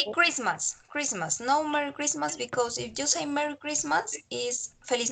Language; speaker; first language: English; non-native, learner; Spanish